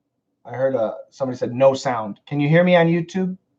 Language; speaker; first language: English; native; English